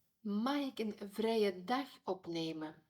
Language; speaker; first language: Dutch; non-native, fluent; Ukrainian